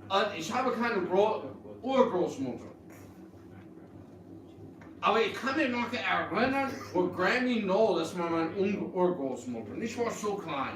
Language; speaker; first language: German; early bilingual, heritage; English